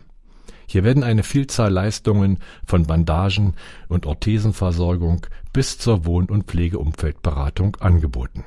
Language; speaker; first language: German; native; German